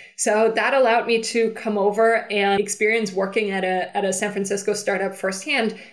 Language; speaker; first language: English; non-native, fluent; German